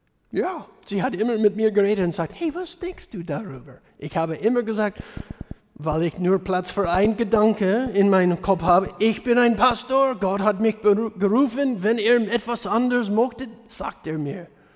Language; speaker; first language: German; non-native, fluent; English